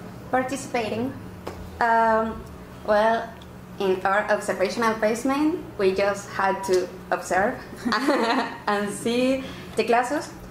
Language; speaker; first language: English; non-native, fluent; Spanish